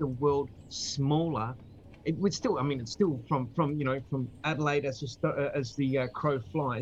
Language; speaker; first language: English; native; English